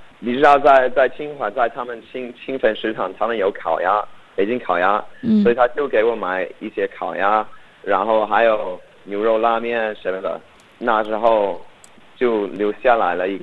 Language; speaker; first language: Chinese; non-native, learner; English